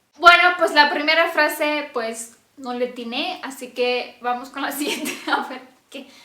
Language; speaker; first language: Spanish; non-native, fluent; Romanian